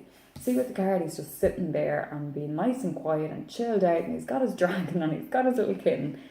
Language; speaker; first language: English; native; English